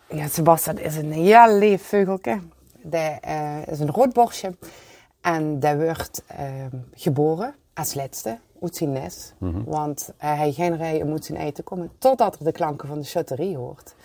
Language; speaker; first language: Dutch; non-native, local second language; Limburgish